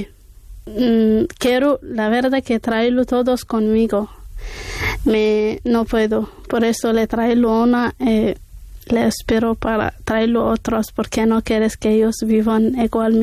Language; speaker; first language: Spanish; non-native, learner; Arabic